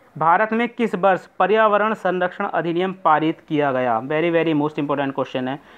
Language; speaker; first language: Hindi; native; Hindi